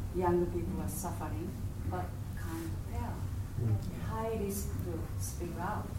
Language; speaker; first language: English; non-native, learner; Japanese